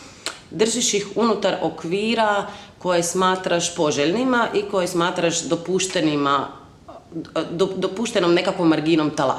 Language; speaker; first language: Croatian; native; Croatian